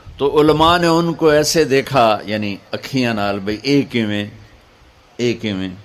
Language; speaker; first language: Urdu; non-native, local second language; Punjabi